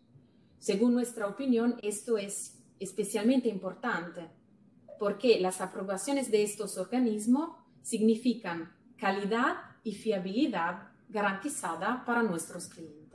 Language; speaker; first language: Spanish; non-native, fluent; Italian